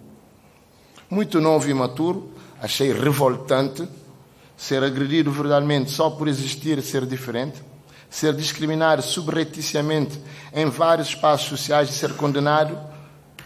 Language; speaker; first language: Portuguese; non-native, local second language; Kabuverdianu